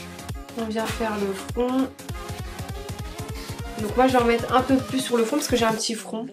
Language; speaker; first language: French; native; French